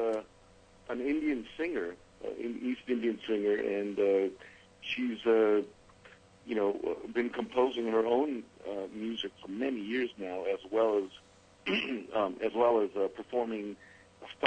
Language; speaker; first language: English; native; English